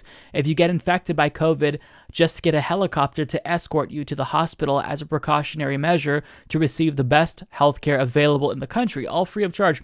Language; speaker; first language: English; native; English